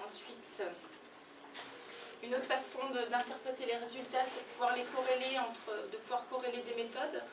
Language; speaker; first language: French; native; French